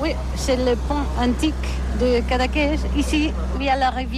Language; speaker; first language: French; non-native, learner; Catalan